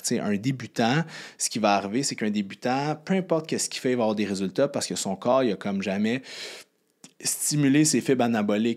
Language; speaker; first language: French; native; French